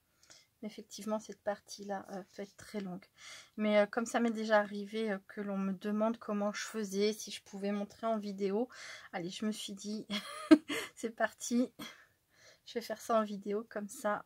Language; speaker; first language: French; native; French